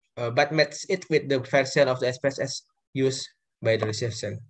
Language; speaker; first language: English; non-native, learner; Indonesian